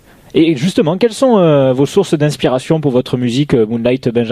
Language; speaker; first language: French; native; French